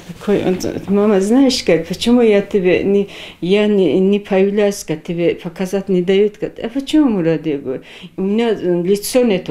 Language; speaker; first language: Russian; non-native, local second language; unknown